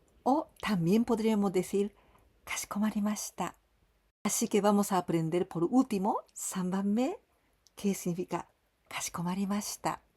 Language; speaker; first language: Spanish; non-native, fluent; Japanese